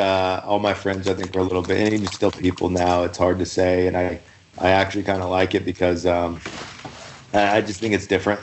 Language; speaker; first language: English; native; English